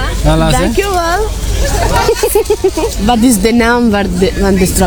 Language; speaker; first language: Dutch; non-native, learner; English